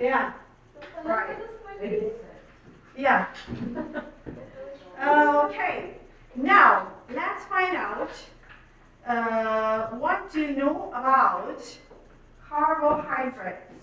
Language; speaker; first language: English; non-native, fluent; Armenian